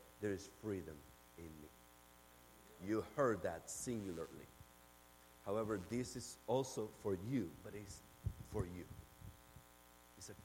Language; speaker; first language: English; non-native, fluent; Spanish